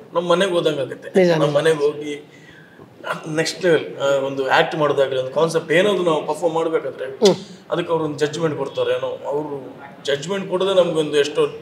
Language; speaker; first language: Kannada; non-native, local second language; Tulu